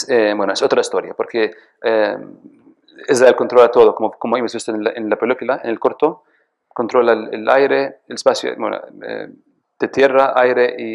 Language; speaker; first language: Spanish; non-native, fluent; Arabic